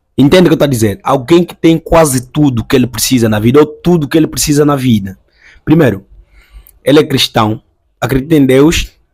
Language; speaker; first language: Portuguese; native; Portuguese